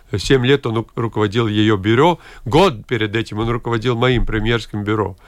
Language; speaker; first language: Russian; non-native, local second language; Latvian